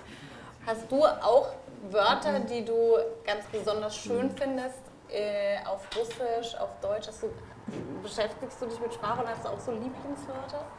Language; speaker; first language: German; native; German